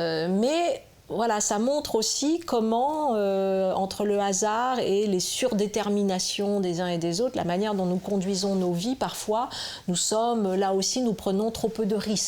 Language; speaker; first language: French; native; French